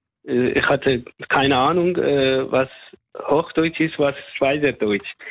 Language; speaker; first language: German; non-native, fluent; Persian